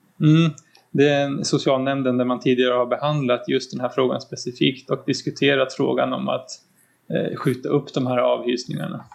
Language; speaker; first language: Swedish; native; Swedish